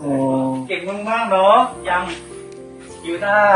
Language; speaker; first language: Thai; non-native, fluent; Korean